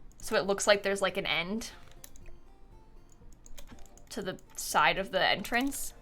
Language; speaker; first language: English; native; English